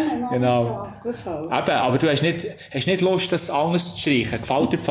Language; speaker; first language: German; native; German